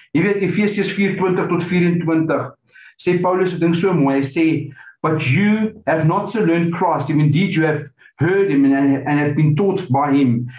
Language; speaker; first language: English; early bilingual, other home language; Afrikaans